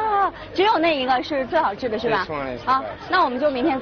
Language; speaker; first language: Chinese; native; Chinese